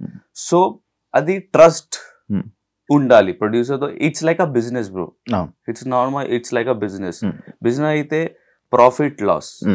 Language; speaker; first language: Telugu; non-native, learner; Hindi